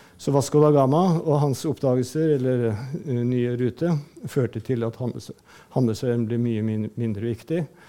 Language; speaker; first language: Norwegian; native; Norwegian